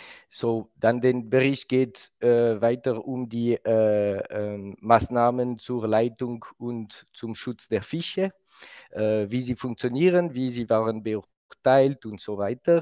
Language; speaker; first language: German; non-native, local second language; French